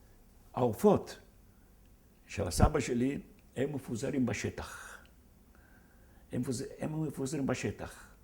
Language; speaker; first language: Hebrew; non-native, fluent; Ladino